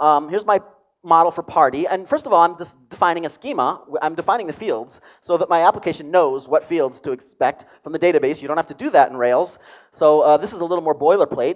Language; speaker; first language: English; native; English